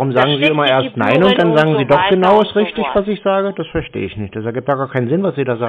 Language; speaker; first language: German; native; German